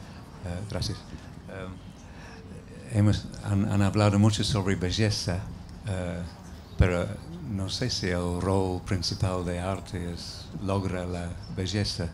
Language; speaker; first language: Spanish; non-native, fluent; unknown